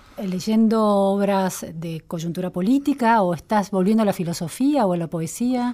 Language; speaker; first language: Spanish; native; Spanish